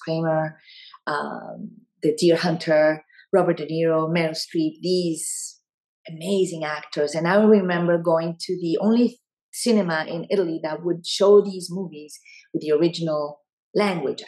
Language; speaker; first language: English; non-native, fluent; Italian